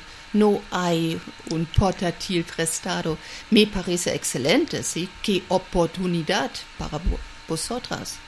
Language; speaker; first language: Spanish; non-native, fluent; German